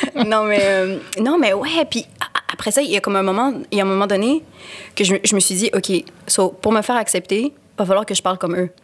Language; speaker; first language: French; early bilingual, other home language; Spanish